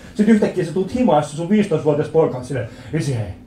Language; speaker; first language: Finnish; early bilingual, other home language; Persian